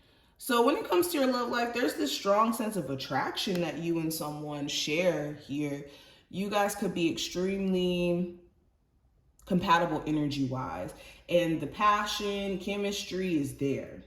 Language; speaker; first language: English; native; English